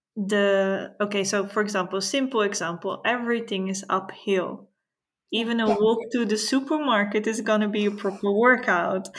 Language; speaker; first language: English; non-native, fluent; Dutch